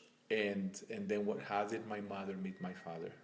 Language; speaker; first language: English; non-native, fluent; Spanish